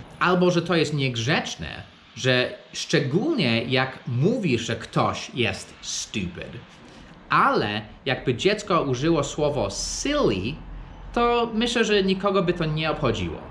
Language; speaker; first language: Polish; non-native, fluent; English